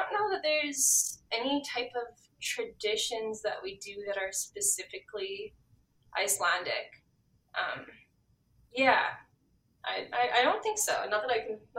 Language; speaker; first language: English; native; English